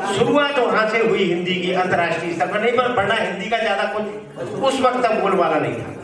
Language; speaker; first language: Hindi; native; Hindi